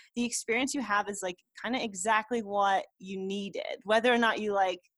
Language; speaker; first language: English; native; English